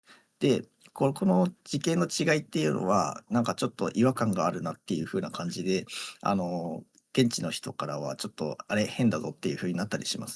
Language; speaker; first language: Japanese; native; Japanese